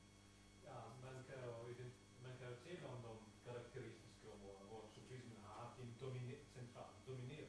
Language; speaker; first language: Danish; non-native, fluent; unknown